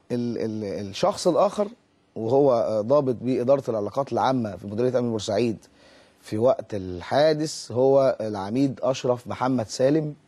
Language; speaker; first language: Arabic; native; Arabic